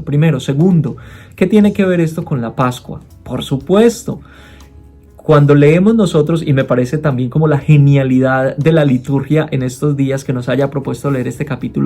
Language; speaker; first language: Spanish; native; Spanish